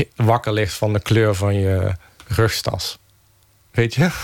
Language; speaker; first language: Dutch; native; Dutch